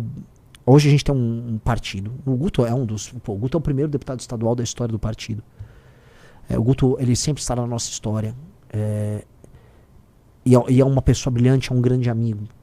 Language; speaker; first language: Portuguese; native; Portuguese